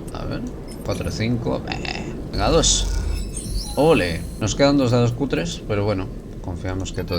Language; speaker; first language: Spanish; native; Spanish